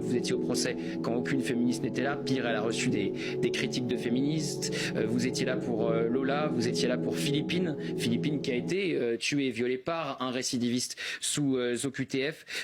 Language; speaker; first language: French; native; French